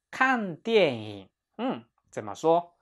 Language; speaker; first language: Chinese; non-native, fluent; Japanese